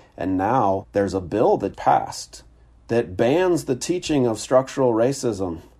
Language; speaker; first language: English; native; English